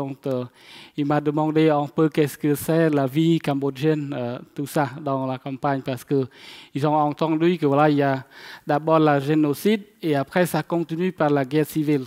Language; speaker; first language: French; non-native, fluent; Khmer